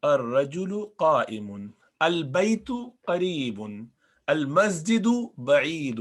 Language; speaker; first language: Arabic; non-native, fluent; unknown